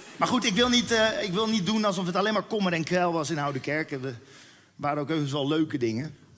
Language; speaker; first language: Dutch; early bilingual, other home language; Spanish